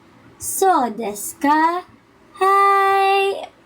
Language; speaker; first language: Japanese; non-native, learner; Filipino